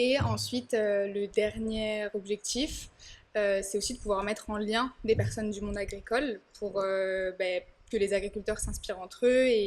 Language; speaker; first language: French; native; French